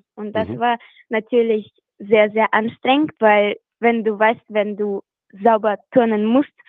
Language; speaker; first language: German; non-native, fluent; Russian